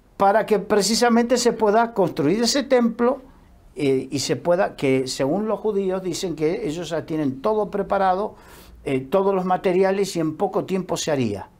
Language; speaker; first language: Spanish; native; Spanish